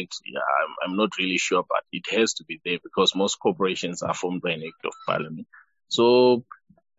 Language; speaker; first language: English; non-native, local second language; Shona